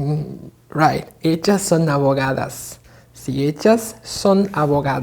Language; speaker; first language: Spanish; non-native, fluent; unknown